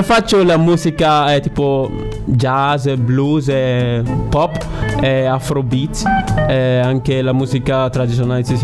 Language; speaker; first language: Italian; non-native, learner; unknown